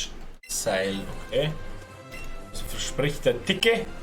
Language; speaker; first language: German; native; German